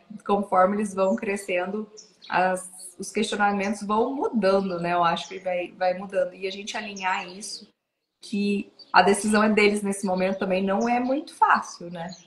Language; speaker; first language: Portuguese; native; Portuguese